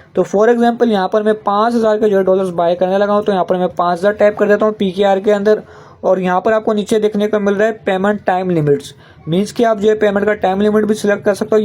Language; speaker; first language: Urdu; non-native, local second language; Punjabi